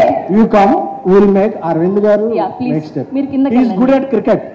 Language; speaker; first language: Telugu; native; Telugu